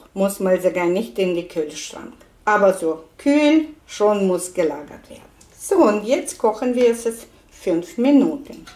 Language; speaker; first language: German; non-native, fluent; Russian